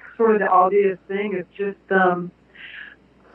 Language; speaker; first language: English; native; English